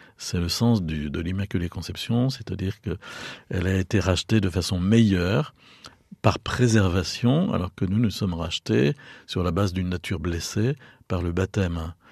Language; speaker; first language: French; native; French